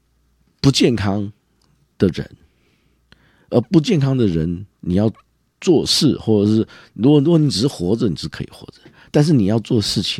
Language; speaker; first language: Chinese; native; Chinese